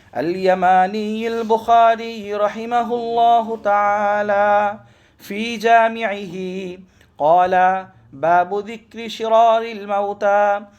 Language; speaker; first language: Arabic; non-native, fluent; Bangla